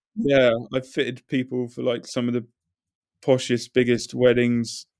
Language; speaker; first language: English; native; English